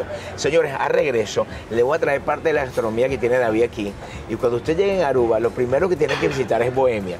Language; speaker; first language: Spanish; native; Spanish